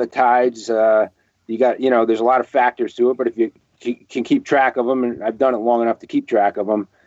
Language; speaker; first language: English; native; English